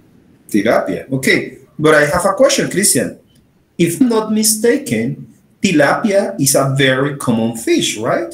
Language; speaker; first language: English; non-native, fluent; Spanish